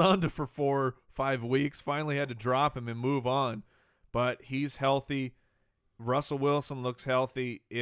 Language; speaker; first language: English; native; English